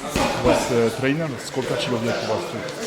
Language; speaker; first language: Russian; non-native, learner; French